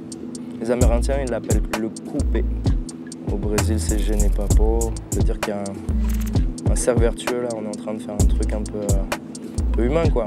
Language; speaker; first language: French; native; French